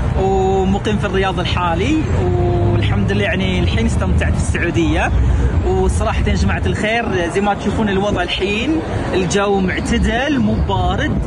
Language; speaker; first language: Arabic; non-native, fluent; Filipino